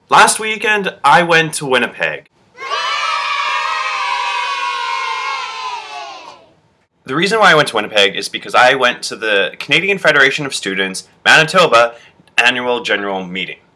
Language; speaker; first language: English; native; English